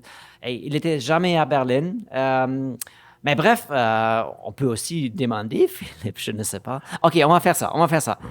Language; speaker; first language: French; non-native, fluent; German